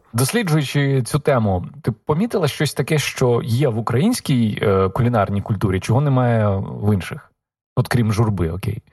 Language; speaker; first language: Ukrainian; native; Ukrainian